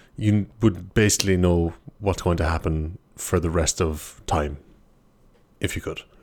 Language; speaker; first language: English; native; English